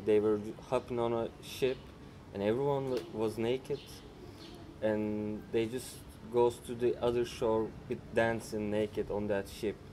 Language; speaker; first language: English; non-native, fluent; Turkish